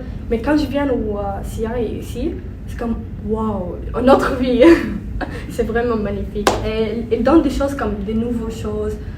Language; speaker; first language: French; non-native, learner; Arabic